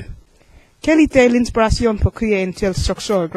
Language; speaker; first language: French; non-native, learner; English